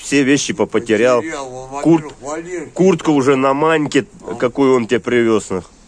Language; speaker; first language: Russian; native; Russian